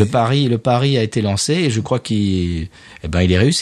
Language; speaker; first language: French; native; French